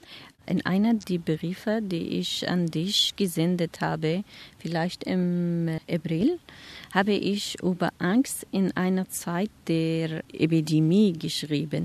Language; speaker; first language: German; non-native, learner; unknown